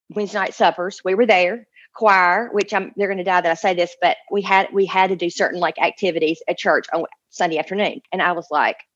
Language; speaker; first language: English; native; English